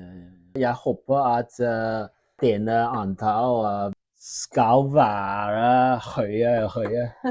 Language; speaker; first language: Norwegian; non-native, learner; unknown